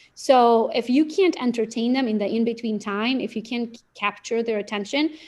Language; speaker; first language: English; non-native, fluent; Romanian